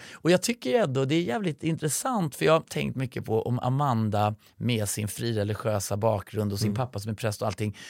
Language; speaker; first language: Swedish; native; Swedish